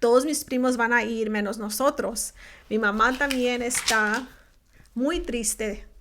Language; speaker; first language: Spanish; early bilingual, heritage; Spanish